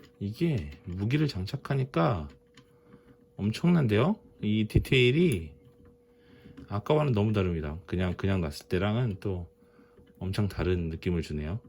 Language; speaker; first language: Korean; native; Korean